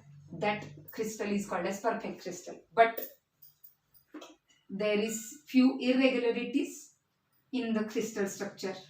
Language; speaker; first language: English; non-native, local second language; Marathi